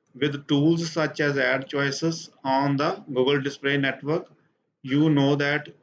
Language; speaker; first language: English; non-native, local second language; Punjabi